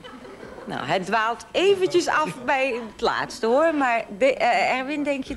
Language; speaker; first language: Dutch; native; Dutch